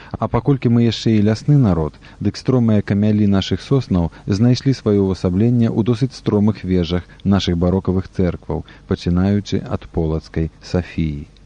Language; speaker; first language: Belarusian; native; Belarusian